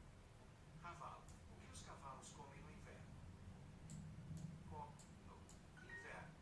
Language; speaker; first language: Portuguese; non-native, learner; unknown